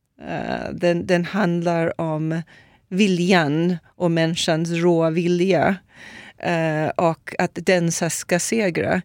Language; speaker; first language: Swedish; non-native, fluent; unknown